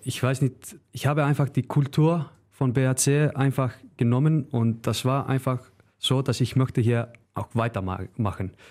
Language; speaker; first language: German; non-native, learner; Icelandic